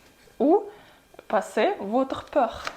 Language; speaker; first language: French; non-native, fluent; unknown